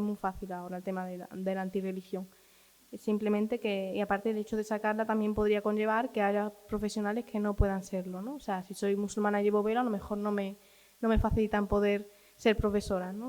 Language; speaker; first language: Spanish; early bilingual, other home language; Arabic